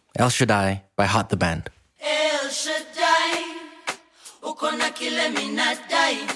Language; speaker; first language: English; non-native, local second language; Kikuyu